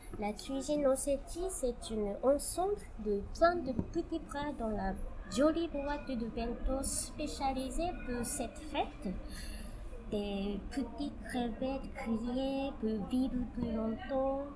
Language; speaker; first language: French; non-native, fluent; Japanese